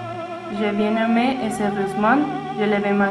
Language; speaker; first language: French; non-native, learner; Spanish